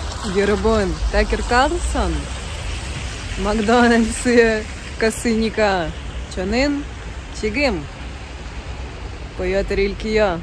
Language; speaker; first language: Korean; non-native, learner; Russian